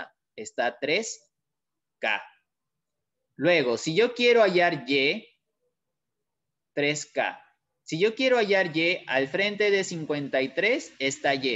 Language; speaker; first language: Spanish; native; Spanish